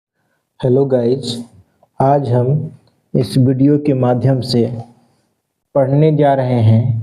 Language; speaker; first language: Hindi; native; Hindi